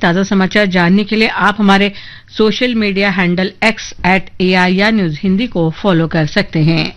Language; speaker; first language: Hindi; native; Hindi